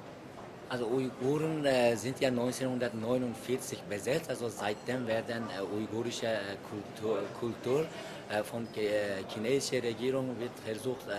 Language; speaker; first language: German; non-native, learner; Uyghur